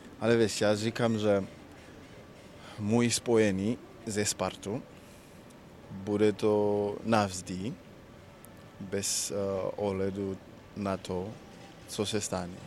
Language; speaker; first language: Czech; non-native, learner; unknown